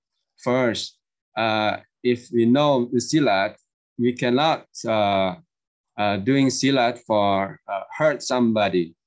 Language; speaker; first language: English; non-native, learner; Indonesian